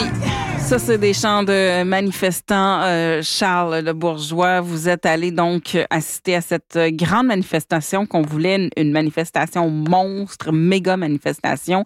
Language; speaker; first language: French; native; French